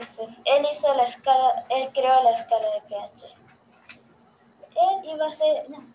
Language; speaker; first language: Spanish; early bilingual, heritage; Spanish